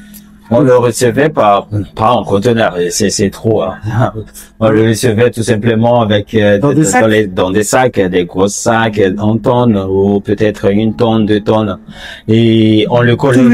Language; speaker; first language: French; non-native, fluent; Chinese